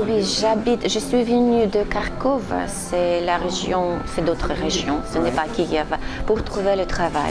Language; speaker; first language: French; non-native, fluent; Russian